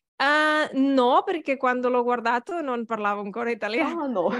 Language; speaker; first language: Italian; non-native, learner; Catalan